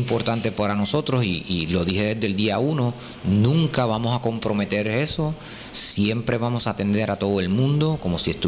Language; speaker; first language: Spanish; native; Spanish